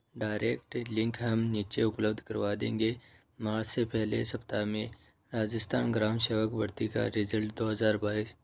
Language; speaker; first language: Hindi; native; Hindi